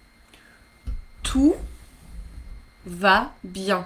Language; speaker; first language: French; native; French